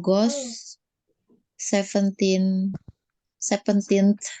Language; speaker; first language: English; non-native, learner; Indonesian